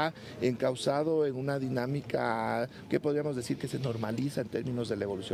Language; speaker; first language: Spanish; native; Spanish